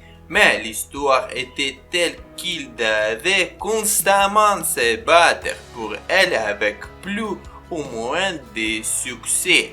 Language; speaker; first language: French; non-native, fluent; Ukrainian